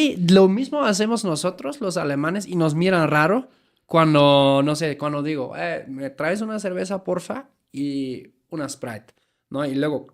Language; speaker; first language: Spanish; non-native, fluent; German